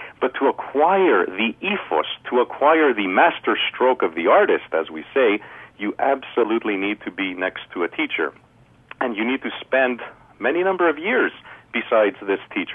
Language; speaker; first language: English; early bilingual, other home language; Greek